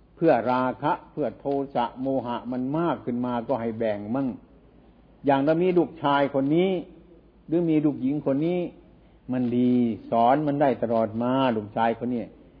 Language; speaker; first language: Thai; non-native, local second language; Northeastern Thai